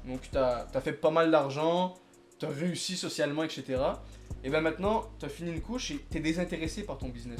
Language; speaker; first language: French; native; French